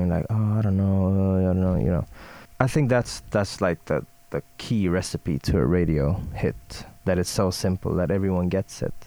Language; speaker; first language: English; non-native, fluent; Swedish